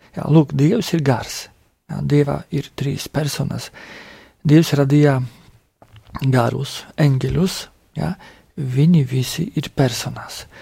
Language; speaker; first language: Latvian; non-native, fluent; Polish